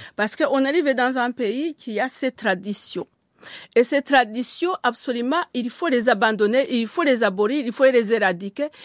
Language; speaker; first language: French; non-native, local second language; Kinyarwanda